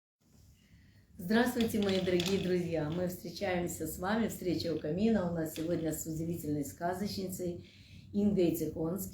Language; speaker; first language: Russian; native; Russian